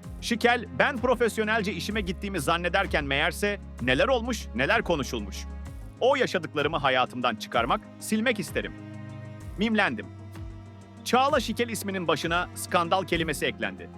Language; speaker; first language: Turkish; native; Turkish